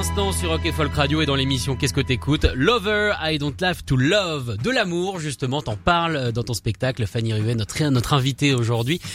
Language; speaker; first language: French; native; French